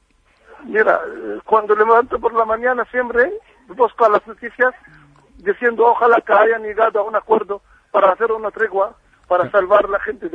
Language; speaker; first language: Spanish; non-native, fluent; Arabic